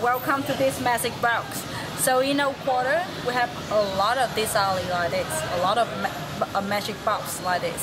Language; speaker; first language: English; non-native, learner; Vietnamese